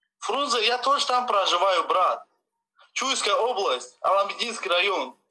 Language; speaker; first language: Russian; non-native, local second language; Tajik